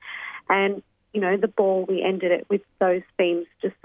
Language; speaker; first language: English; native; English